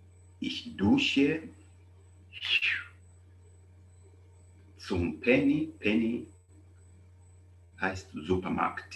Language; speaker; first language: German; non-native, fluent; English